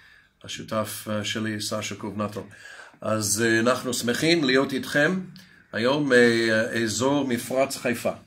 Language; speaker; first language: Hebrew; non-native, fluent; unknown